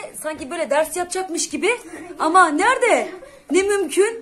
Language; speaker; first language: Turkish; native; Turkish